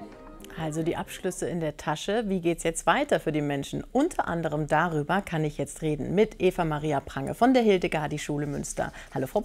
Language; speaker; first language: German; native; German